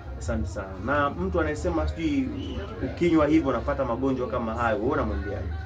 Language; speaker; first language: Swahili; native; Swahili